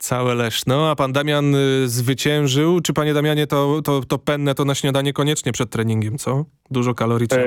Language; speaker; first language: Polish; native; Polish